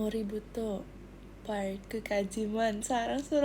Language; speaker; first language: Korean; non-native, learner; Indonesian